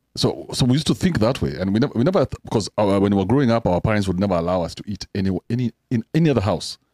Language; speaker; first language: English; non-native, local second language; Kikuyu